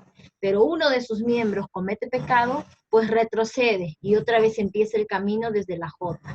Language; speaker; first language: Spanish; native; Spanish